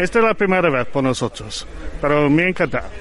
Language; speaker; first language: Spanish; non-native, learner; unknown